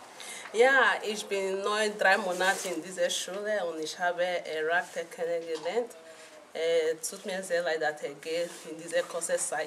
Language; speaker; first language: German; non-native, learner; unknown